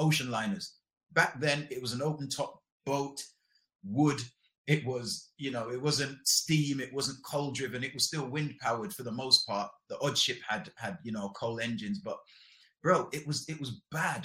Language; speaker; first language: English; native; English